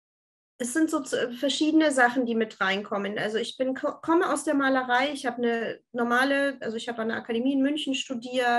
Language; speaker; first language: German; early bilingual, other home language; Turkish